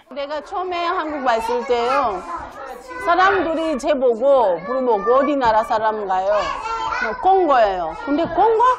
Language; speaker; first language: Korean; non-native, learner; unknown